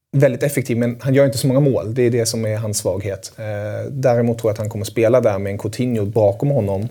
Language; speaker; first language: Swedish; native; Swedish